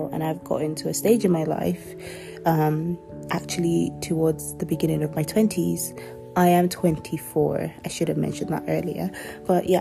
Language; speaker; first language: English; non-native, local second language; Yoruba